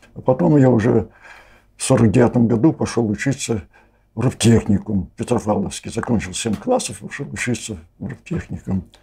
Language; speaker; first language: Russian; native; Russian